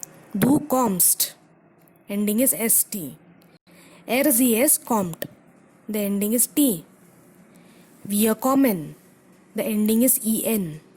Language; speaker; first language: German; non-native, fluent; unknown